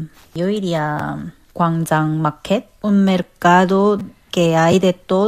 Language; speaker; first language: Spanish; non-native, fluent; Korean